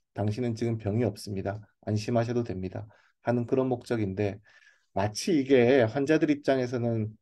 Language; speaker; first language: Korean; native; Korean